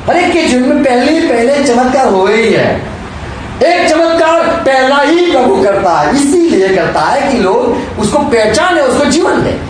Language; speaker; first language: Hindi; non-native, local second language; Gujarati